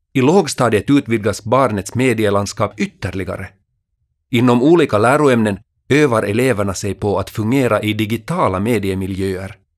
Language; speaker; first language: Swedish; native; Swedish